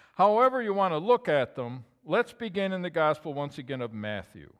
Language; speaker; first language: English; native; English